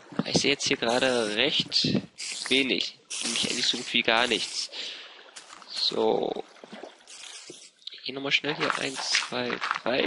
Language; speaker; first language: German; native; German